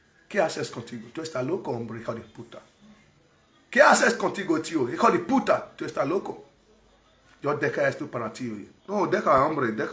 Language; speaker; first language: Spanish; non-native, learner; Bini